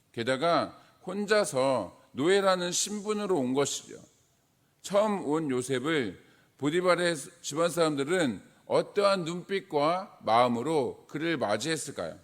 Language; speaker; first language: Korean; native; Korean